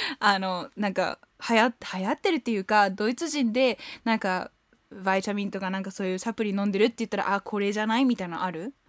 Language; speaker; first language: Japanese; early bilingual, heritage; Japanese